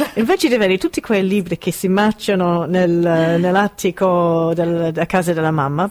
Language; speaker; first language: Italian; non-native, fluent; English